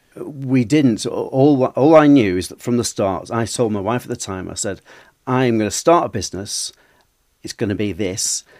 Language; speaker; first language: English; native; English